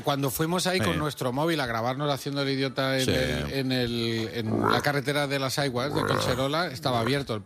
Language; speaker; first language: Spanish; native; Spanish